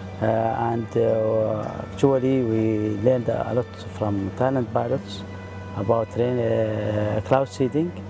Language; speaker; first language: English; non-native, fluent; Arabic